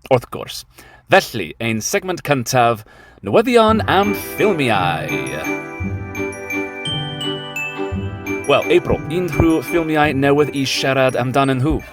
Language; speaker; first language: Welsh; non-native, learner; English